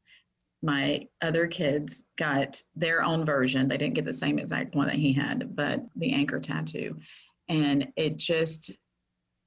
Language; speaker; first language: English; native; English